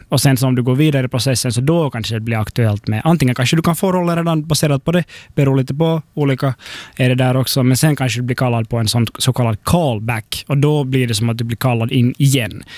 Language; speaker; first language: Swedish; native; Swedish